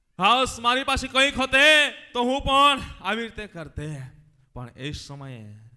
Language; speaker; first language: Gujarati; non-native, local second language; Gamit